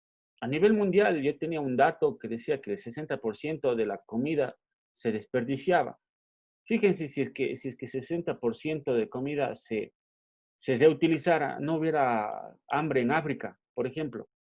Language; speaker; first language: Spanish; native; Spanish